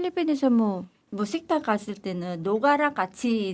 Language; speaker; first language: Korean; non-native, learner; Filipino